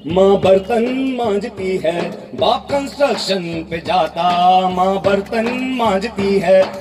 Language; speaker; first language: Hindi; native; Hindi